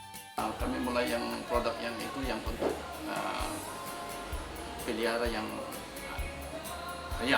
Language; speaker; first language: Indonesian; non-native, fluent; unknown